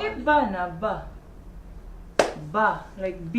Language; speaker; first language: Igbo; non-native, learner; Filipino